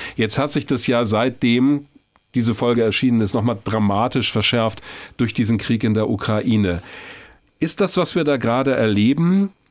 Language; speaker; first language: German; native; German